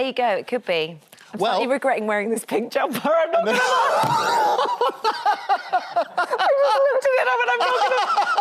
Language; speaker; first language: English; native; English